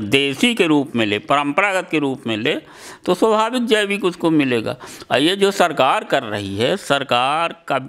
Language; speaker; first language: Hindi; native; Hindi